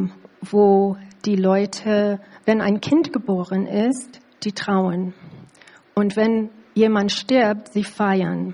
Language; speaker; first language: German; non-native, learner; English